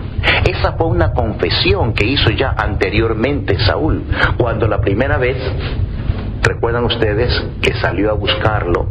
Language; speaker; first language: Spanish; native; Spanish